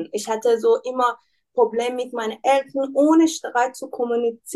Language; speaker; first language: German; non-native, learner; Persian